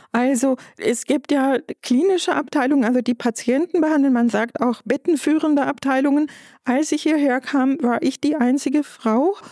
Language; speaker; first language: German; non-native, fluent; Turkish